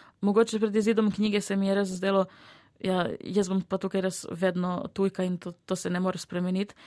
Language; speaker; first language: Slovenian; early bilingual, other home language; Serbian